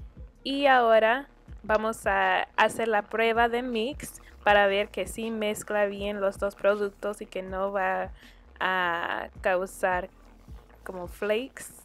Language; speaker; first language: Spanish; early bilingual, heritage; Spanish